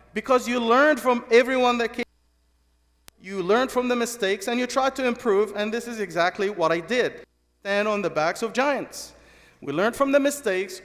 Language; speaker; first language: English; non-native, fluent; Arabic